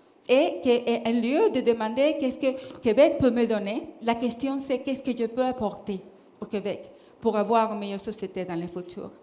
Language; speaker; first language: French; non-native, fluent; Spanish